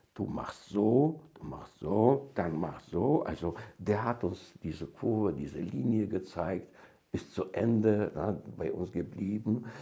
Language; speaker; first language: German; non-native, fluent; Georgian